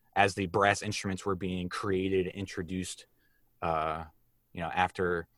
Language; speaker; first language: English; native; English